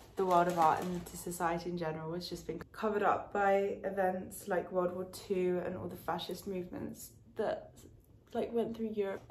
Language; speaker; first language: English; early bilingual, other home language; French